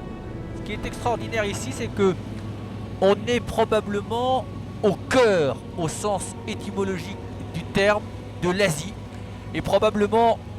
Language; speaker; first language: French; native; French